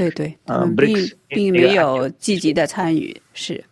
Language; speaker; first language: Chinese; native; Chinese